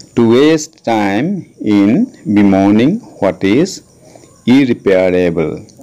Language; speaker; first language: English; non-native, local second language; Assamese